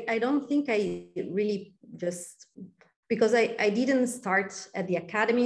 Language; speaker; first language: English; non-native, fluent; Italian